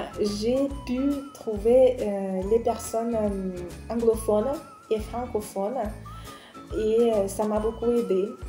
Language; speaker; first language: French; non-native, fluent; Russian